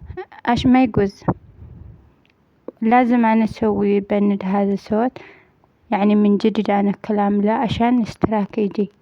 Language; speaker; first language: Arabic; non-native, learner; Amharic